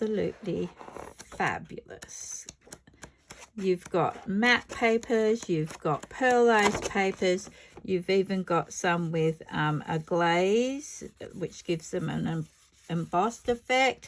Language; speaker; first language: English; native; English